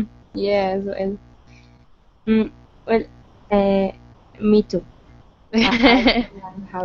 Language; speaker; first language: English; non-native, learner; Spanish